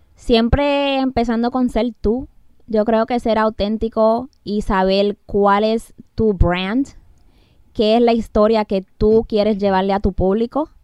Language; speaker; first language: Spanish; early bilingual, heritage; Spanish